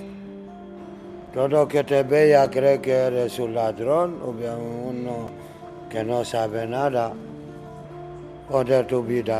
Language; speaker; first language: Spanish; non-native, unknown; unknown